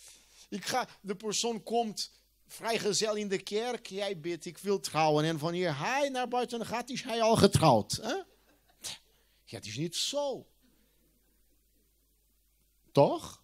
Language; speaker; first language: Dutch; non-native, fluent; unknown